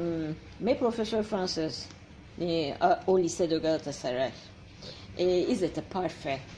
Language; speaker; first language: French; non-native, fluent; Turkish